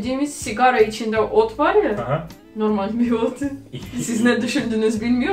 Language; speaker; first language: Turkish; non-native, fluent; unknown